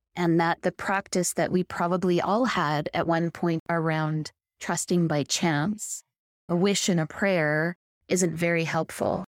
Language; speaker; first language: English; native; English